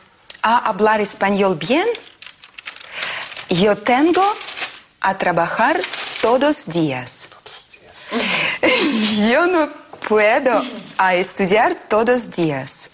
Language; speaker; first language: Spanish; non-native, learner; Russian